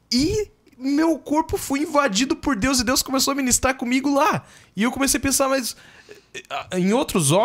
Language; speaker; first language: Portuguese; native; Portuguese